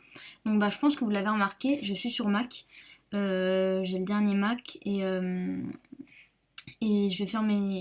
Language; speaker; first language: French; native; French